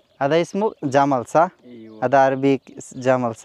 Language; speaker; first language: Arabic; non-native, learner; Bangla